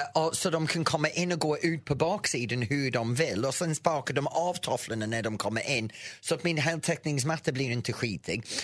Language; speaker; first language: Swedish; non-native, fluent; English